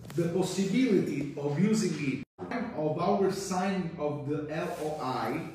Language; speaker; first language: English; non-native, fluent; Italian